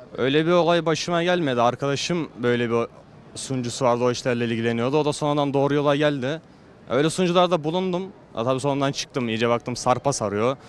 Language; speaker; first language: Turkish; native; Turkish